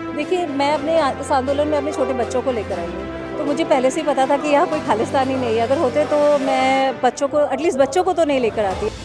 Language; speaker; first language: Hindi; non-native, local second language; Bangla